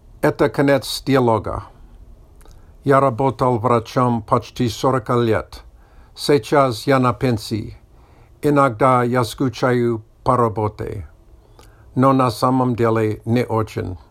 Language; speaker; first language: Russian; non-native, learner; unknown